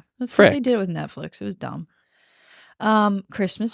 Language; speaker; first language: English; native; English